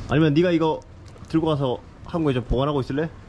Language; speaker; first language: Korean; native; Korean